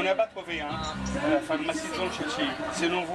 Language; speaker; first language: French; non-native, fluent; Arabic